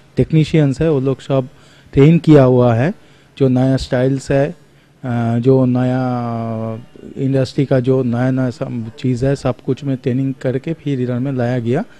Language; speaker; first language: Hindi; non-native, local second language; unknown